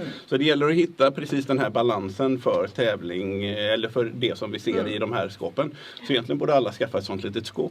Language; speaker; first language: Swedish; native; Swedish